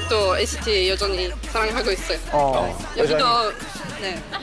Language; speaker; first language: Korean; non-native, fluent; Polish